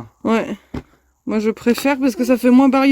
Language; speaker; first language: French; native; French